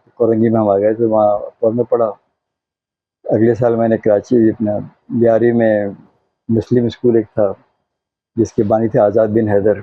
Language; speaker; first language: Urdu; non-native, local second language; Konkani